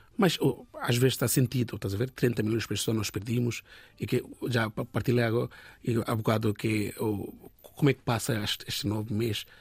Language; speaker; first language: Portuguese; non-native, learner; Bangla